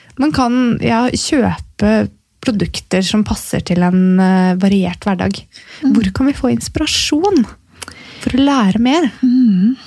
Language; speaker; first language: Norwegian; native; Norwegian